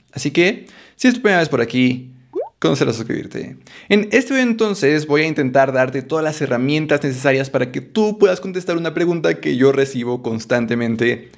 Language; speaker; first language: Spanish; native; Spanish